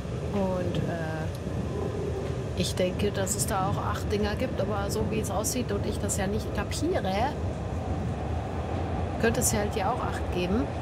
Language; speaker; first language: German; native; German